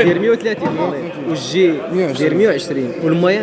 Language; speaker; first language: Arabic; native; Arabic